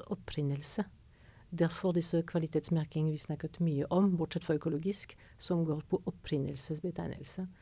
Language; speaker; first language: Norwegian; non-native, fluent; French